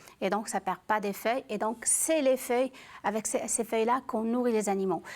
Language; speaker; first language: French; non-native, local second language; Arabic